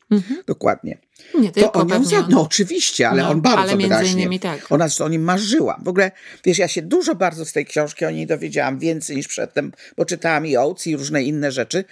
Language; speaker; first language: Polish; native; Polish